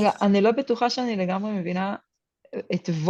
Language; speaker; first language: Hebrew; native; Hebrew